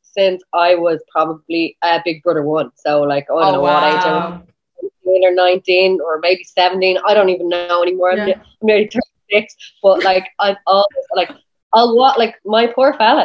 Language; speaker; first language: English; native; English